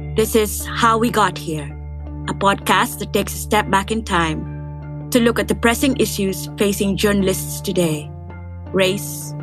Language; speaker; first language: English; non-native, local second language; Filipino